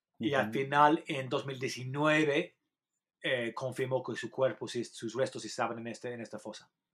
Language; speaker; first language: Spanish; non-native, fluent; English